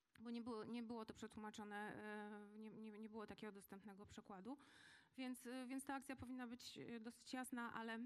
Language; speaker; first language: Polish; native; Polish